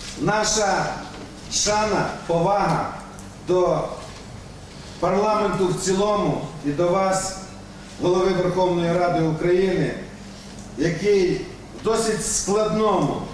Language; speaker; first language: Ukrainian; non-native, local second language; Russian